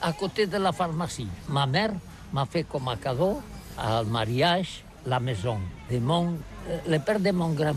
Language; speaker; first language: French; non-native, learner; Catalan